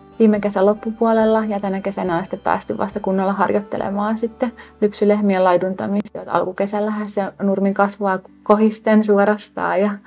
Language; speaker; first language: Finnish; native; Finnish